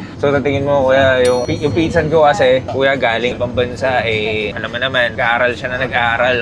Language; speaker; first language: Filipino; non-native, local second language; Pampanga